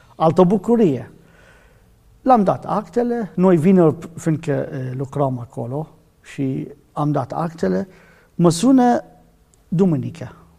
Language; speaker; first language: Romanian; non-native, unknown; Arabic